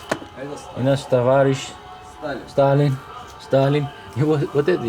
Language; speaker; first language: Russian; non-native, learner; Dutch